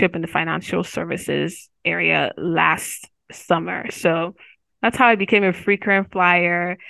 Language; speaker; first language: English; non-native, local second language; Yoruba